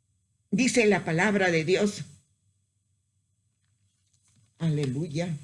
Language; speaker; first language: Spanish; native; Spanish